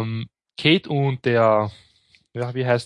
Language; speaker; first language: German; native; German